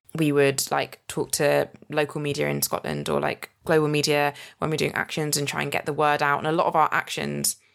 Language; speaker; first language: English; native; English